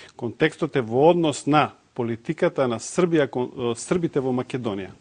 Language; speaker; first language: Macedonian; non-native, local second language; Serbian